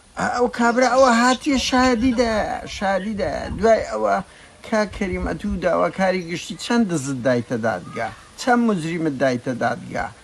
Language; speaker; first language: Central Kurdish; native; Central Kurdish